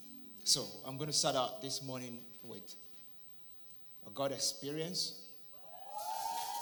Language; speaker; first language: English; non-native, local second language; Yoruba